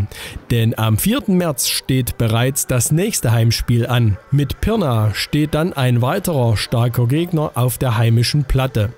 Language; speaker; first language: German; native; German